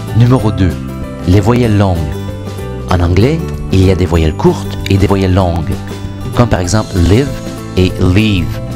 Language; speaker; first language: French; native; French